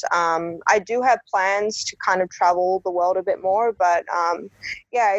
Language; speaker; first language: English; native; English